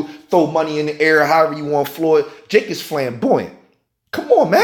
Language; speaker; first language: English; native; English